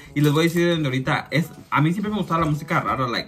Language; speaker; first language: Spanish; early bilingual, heritage; Spanish